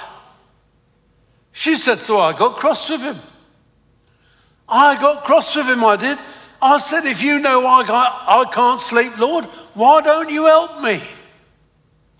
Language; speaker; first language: English; native; English